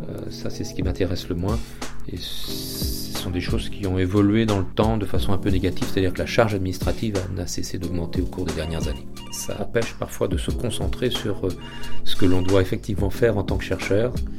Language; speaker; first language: French; native; French